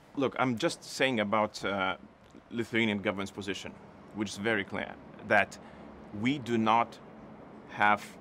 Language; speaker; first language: English; non-native, fluent; Lithuanian